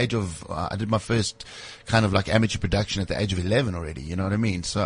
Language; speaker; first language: English; native; English